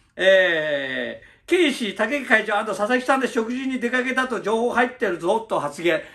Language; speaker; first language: Japanese; early bilingual, other home language; Chinese